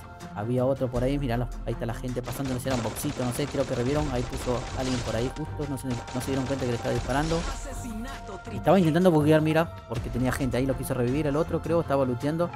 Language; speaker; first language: Spanish; native; Spanish